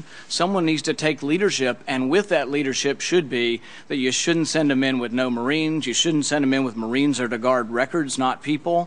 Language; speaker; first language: English; native; English